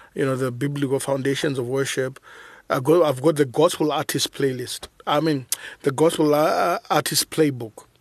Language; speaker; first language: English; non-native, local second language; Shona